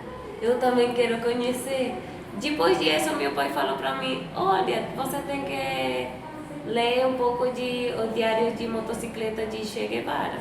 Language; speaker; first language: Portuguese; non-native, fluent; Spanish